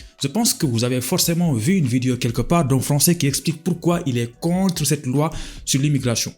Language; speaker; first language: French; non-native, local second language; Wolof